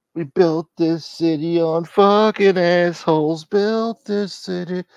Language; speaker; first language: English; native; English